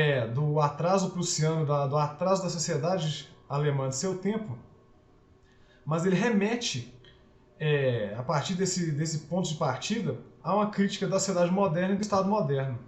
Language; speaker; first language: Portuguese; native; Portuguese